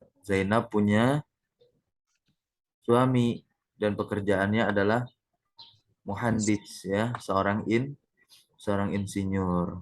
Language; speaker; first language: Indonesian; native; Indonesian